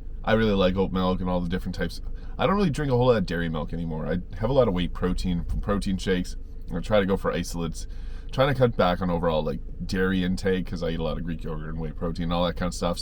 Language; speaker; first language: English; native; English